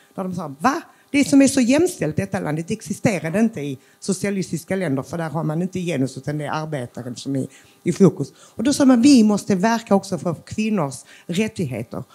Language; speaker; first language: Swedish; early bilingual, other home language; Macedonian